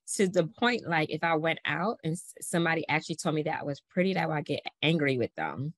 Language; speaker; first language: English; native; English